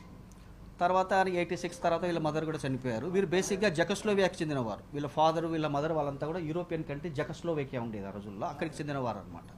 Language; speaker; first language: Telugu; native; Telugu